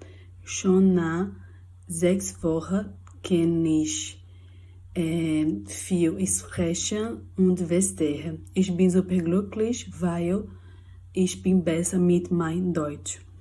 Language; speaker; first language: German; non-native, learner; Portuguese